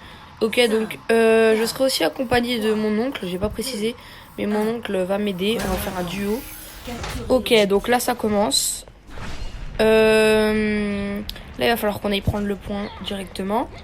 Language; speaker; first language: French; native; French